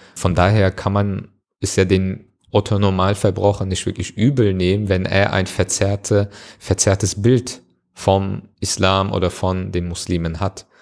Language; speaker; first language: German; early bilingual, other home language; Turkish